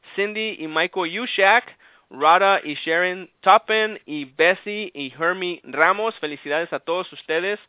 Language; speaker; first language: Spanish; early bilingual, heritage; Spanish